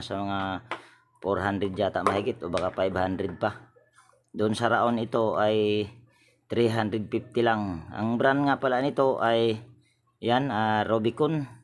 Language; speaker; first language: Filipino; native; Filipino